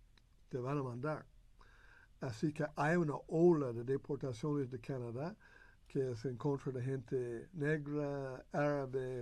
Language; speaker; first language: Spanish; non-native, fluent; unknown